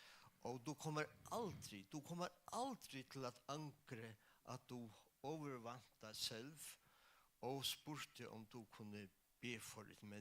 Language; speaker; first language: Danish; non-native, local second language; Faroese